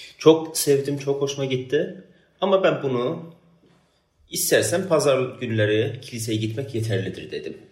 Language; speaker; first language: Turkish; non-native, fluent; Persian